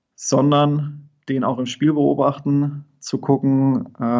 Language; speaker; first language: German; native; German